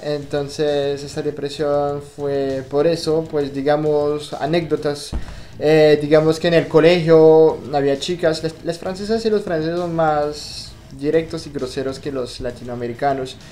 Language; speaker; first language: Spanish; non-native, fluent; French